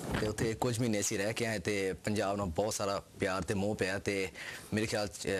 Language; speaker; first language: Punjabi; early bilingual, heritage; Punjabi